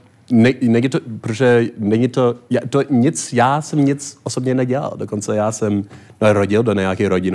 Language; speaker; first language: Czech; non-native, learner; English